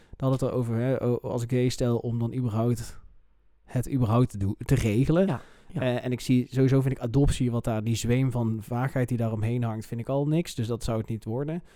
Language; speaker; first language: Dutch; native; Dutch